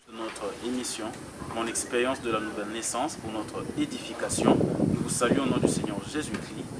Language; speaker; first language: French; non-native, local second language; Lingala